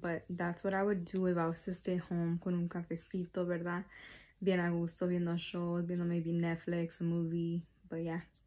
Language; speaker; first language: English; early bilingual, other home language; Spanish